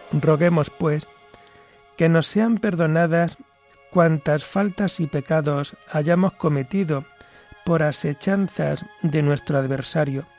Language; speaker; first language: Spanish; native; Spanish